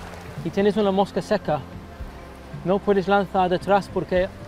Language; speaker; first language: Spanish; non-native, learner; English